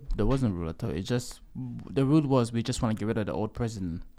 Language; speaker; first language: English; early bilingual, other home language; Lingala